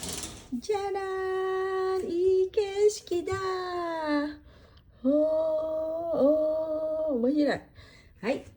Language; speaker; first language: Japanese; non-native, learner; Filipino